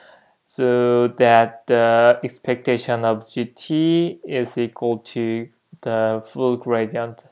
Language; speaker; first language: English; non-native, fluent; Korean